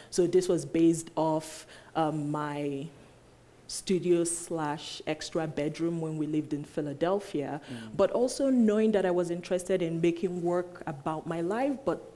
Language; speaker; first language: English; non-native, local second language; Igbo